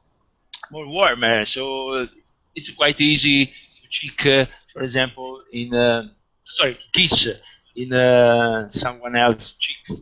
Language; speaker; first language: English; non-native, fluent; Italian